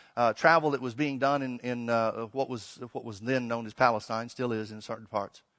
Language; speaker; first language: English; native; English